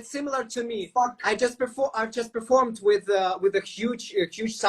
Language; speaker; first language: English; non-native, fluent; Ukrainian